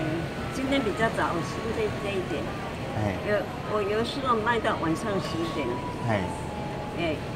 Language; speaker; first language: Chinese; non-native, local second language; Min Nan Chinese